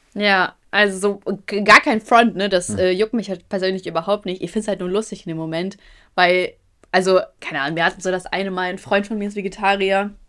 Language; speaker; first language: German; early bilingual, other home language; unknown